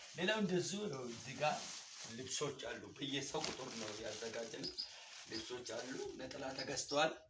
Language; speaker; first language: Amharic; non-native, local second language; Hadiyya